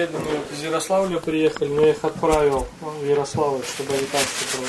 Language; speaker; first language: Russian; native; Russian